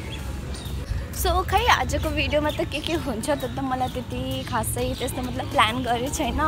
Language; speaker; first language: Nepali; early bilingual, heritage; Hindi